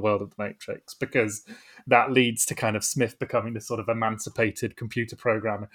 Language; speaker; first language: English; native; English